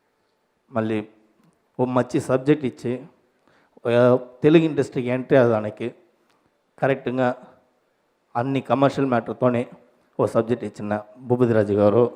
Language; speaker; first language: Telugu; non-native, learner; Tamil